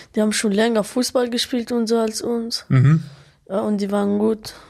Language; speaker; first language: German; early bilingual, other home language; Arabic